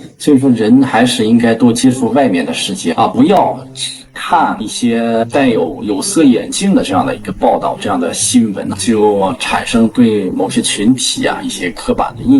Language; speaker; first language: Chinese; native; Chinese